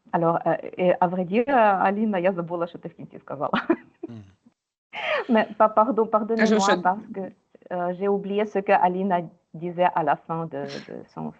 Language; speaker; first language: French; non-native, fluent; Ukrainian